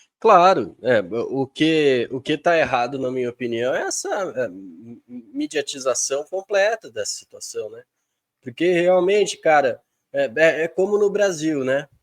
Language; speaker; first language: Portuguese; native; Portuguese